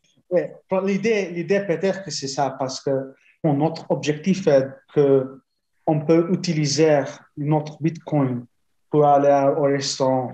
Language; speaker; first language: French; non-native, fluent; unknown